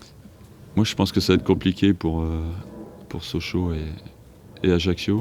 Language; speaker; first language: French; native; French